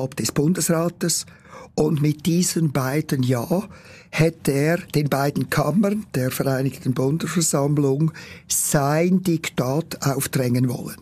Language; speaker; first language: German; native; German